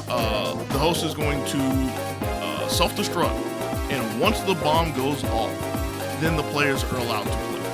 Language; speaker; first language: English; native; English